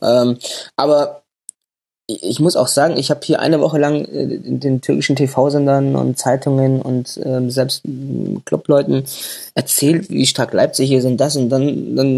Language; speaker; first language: German; native; German